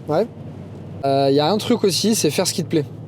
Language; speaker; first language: French; native; French